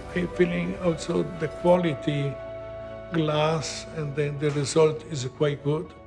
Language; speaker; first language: English; non-native, learner; Italian